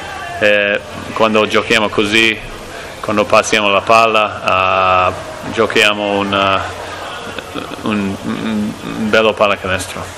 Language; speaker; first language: Italian; non-native, learner; English